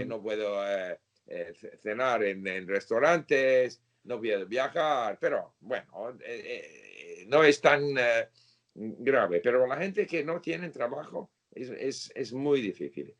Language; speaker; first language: Spanish; non-native, fluent; English